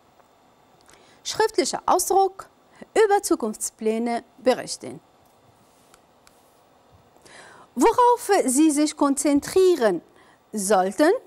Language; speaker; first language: German; non-native, fluent; Arabic